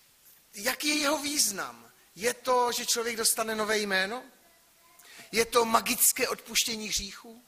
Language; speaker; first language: Czech; native; Czech